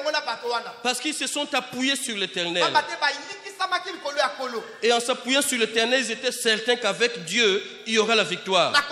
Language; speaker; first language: French; non-native, local second language; Lingala